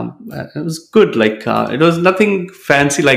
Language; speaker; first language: English; non-native, local second language; Hindi